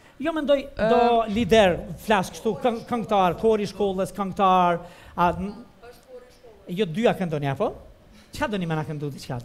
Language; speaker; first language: Albanian; native; Albanian